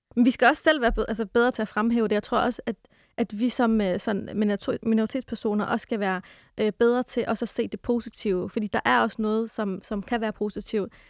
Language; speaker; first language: Danish; early bilingual, other home language; Arabic